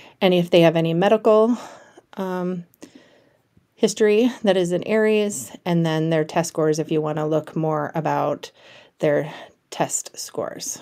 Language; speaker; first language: English; native; English